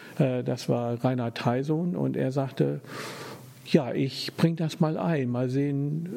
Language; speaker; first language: German; non-native, fluent; English